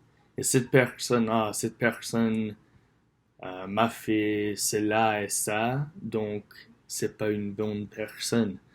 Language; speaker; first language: French; non-native, learner; English